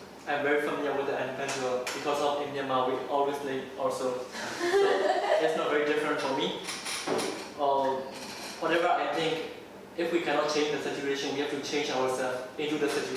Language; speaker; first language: English; non-native, learner; Burmese